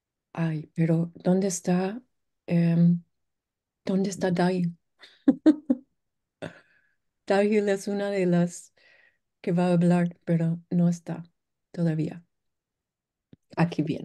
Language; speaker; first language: Spanish; non-native, fluent; English